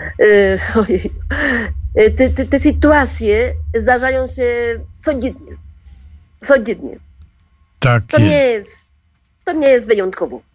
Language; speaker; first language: Polish; non-native, learner; Spanish